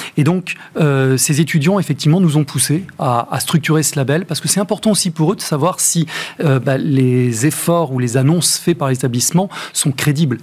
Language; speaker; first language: French; native; French